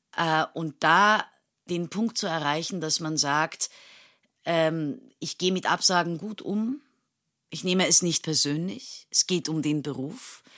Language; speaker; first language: German; non-native, fluent; Turkish